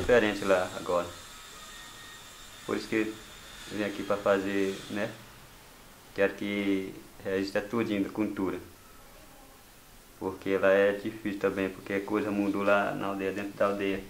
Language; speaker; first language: Portuguese; non-native, local second language; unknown